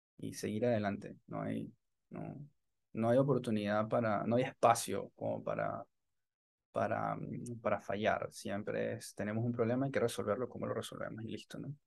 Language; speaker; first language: Spanish; native; Spanish